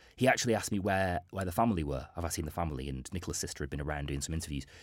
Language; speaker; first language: English; native; English